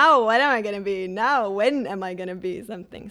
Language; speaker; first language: English; non-native, fluent; Swedish